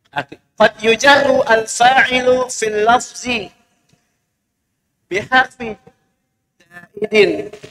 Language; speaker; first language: Arabic; non-native, fluent; Indonesian